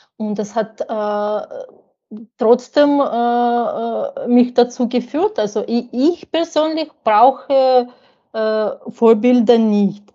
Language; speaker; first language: German; non-native, fluent; Ukrainian